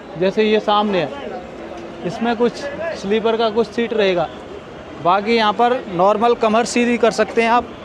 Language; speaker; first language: Hindi; native; Hindi